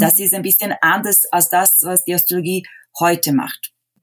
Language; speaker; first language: German; non-native, fluent; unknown